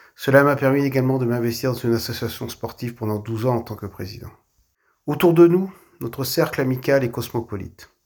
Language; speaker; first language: French; native; French